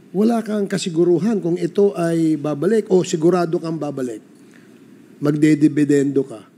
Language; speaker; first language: Filipino; native; Filipino